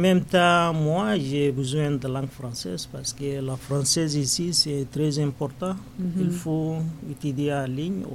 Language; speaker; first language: French; non-native, learner; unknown